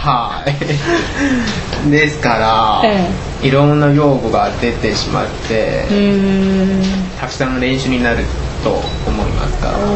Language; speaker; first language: Japanese; non-native, learner; Chinese